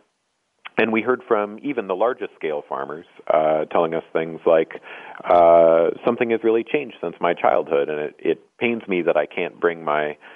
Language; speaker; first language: English; native; English